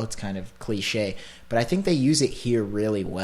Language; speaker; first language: English; native; English